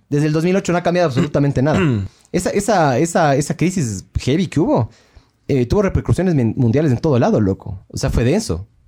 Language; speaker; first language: Spanish; native; Spanish